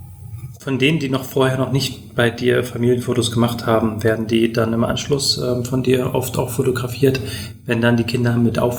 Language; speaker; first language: German; native; German